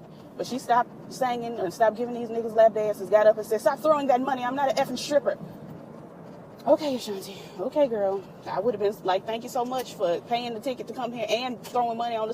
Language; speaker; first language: English; native; English